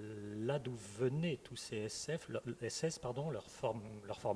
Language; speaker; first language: French; native; French